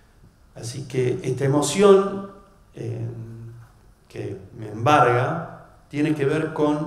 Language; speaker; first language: Spanish; native; Spanish